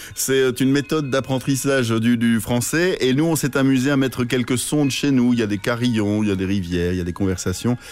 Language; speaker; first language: French; native; French